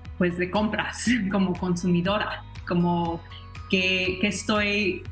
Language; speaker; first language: Spanish; early bilingual, heritage; Spanish